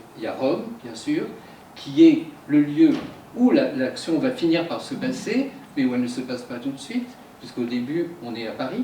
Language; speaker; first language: French; native; French